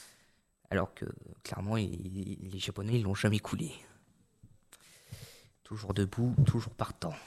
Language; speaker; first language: French; native; French